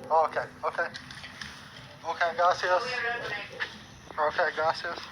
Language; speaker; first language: Spanish; non-native, learner; English